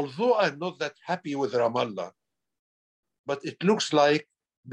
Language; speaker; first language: English; non-native, fluent; Arabic